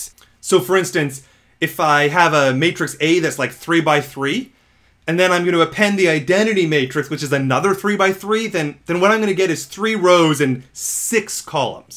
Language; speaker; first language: English; native; English